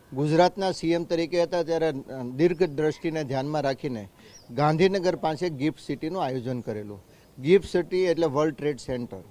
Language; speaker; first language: Gujarati; native; Gujarati